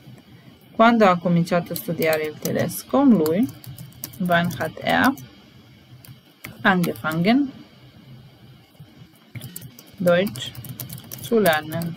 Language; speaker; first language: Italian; non-native, fluent; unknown